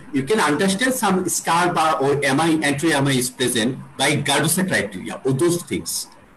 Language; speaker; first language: English; non-native, local second language; Bangla